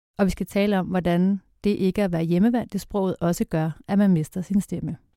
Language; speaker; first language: Danish; native; Danish